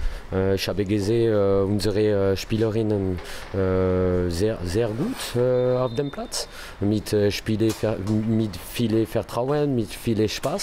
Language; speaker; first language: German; non-native, learner; French